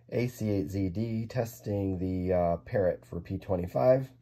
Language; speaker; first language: English; native; English